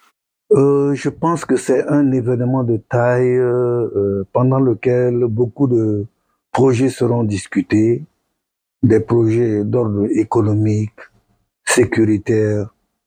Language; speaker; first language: French; non-native, local second language; Sango